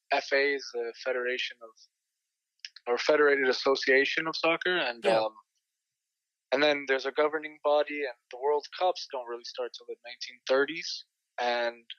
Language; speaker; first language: English; native; English